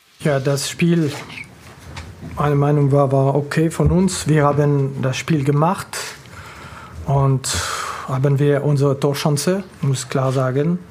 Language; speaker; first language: German; non-native, local second language; French